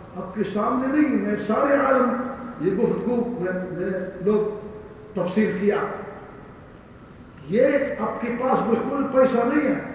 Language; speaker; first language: Urdu; non-native, learner; Arabic